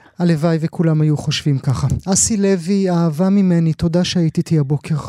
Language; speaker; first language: Hebrew; native; Hebrew